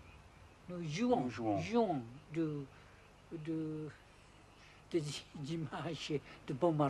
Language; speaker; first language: French; non-native, fluent; Japanese